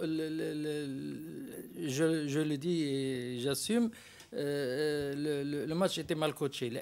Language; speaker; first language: French; non-native, local second language; Arabic